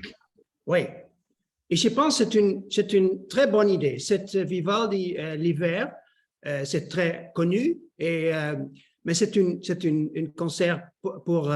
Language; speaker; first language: French; non-native, learner; Dutch